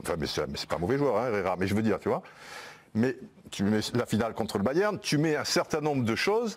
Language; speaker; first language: French; native; French